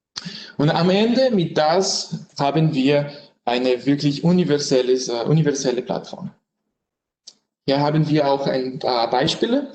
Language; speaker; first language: German; non-native, learner; French